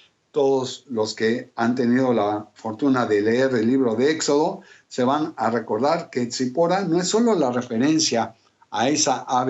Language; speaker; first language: Spanish; native; Spanish